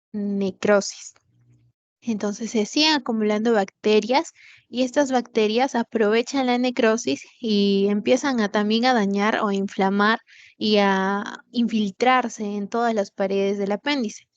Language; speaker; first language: Spanish; native; Spanish